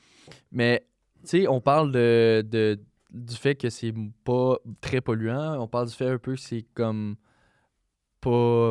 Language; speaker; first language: French; native; French